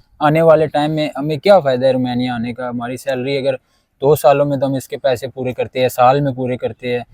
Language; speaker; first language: Urdu; non-native, local second language; Pashto